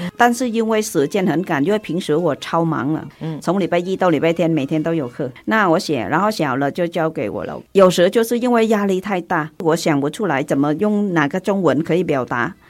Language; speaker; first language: Chinese; non-native, fluent; Vietnamese